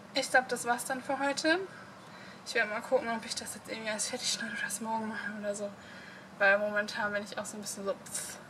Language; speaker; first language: German; native; German